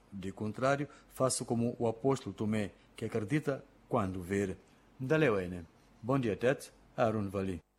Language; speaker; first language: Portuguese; non-native, local second language; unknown